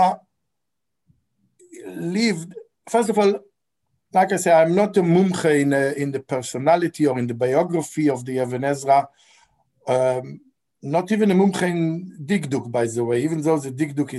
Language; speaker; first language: English; non-native, fluent; Hebrew